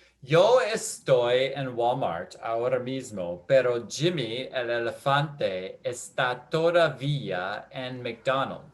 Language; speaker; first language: Spanish; non-native, learner; English